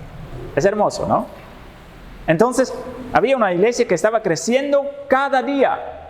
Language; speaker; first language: Spanish; non-native, fluent; Dutch